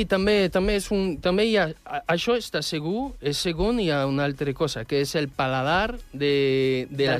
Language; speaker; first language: Catalan; non-native, fluent; French